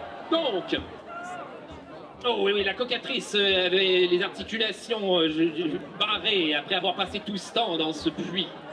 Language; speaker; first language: French; native; French